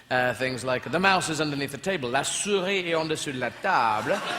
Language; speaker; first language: French; non-native, fluent; English